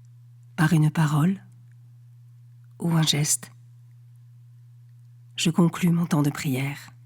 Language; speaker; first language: French; native; French